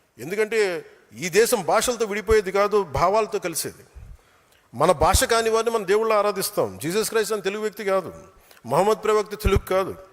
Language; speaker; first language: Telugu; native; Telugu